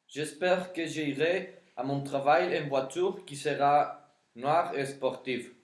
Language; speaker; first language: French; non-native, learner; Spanish